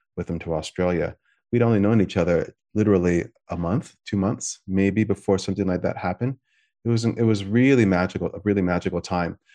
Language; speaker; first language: English; native; English